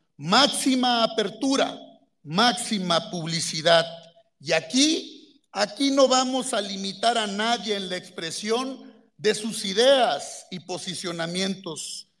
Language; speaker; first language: Spanish; native; Spanish